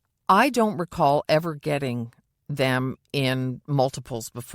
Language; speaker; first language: English; native; English